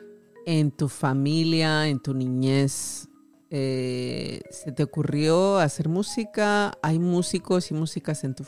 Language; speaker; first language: Spanish; native; Spanish